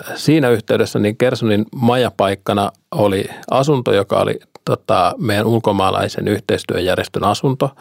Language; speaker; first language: Finnish; native; Finnish